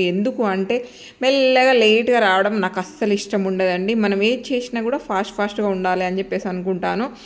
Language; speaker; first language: Telugu; non-native, local second language; Lambadi